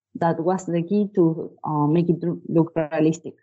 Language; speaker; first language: English; non-native, fluent; Spanish